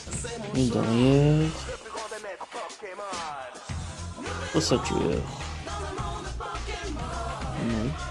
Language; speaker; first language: French; native; French